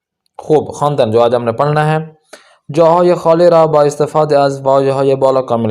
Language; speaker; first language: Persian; non-native, fluent; Urdu